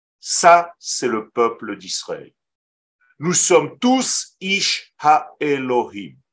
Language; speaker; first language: French; non-native, fluent; Hebrew